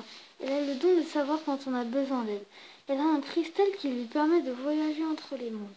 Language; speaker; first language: French; native; French